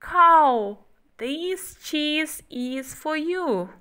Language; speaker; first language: English; non-native, fluent; Kazakh